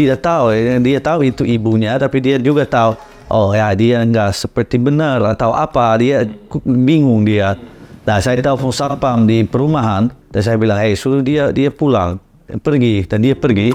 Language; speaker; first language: Indonesian; non-native, learner; Dutch